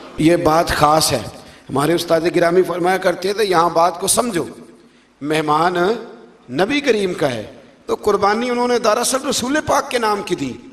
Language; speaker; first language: Urdu; non-native, local second language; Punjabi